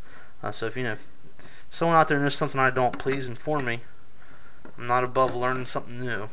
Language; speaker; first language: English; native; English